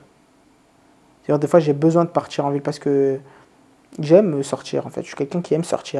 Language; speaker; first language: French; native; French